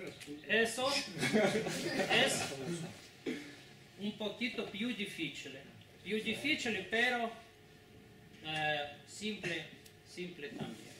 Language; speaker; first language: Italian; non-native, learner; Spanish